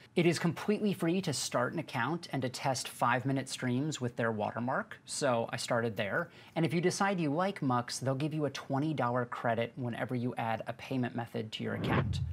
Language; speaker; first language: English; native; English